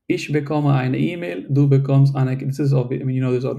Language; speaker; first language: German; non-native, fluent; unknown